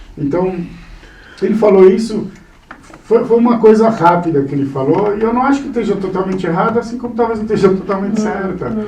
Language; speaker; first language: Portuguese; early bilingual, other home language; Hebrew